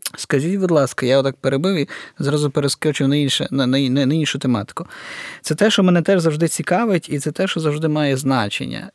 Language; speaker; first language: Ukrainian; native; Ukrainian